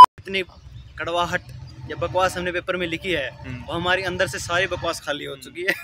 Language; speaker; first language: Hindi; native; Hindi